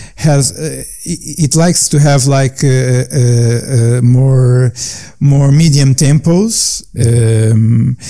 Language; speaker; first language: English; non-native, learner; Portuguese